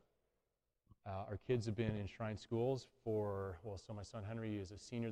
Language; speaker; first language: English; native; English